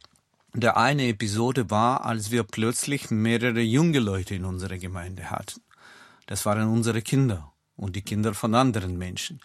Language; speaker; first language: German; non-native, fluent; Russian